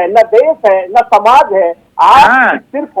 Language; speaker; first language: Hindi; native; Hindi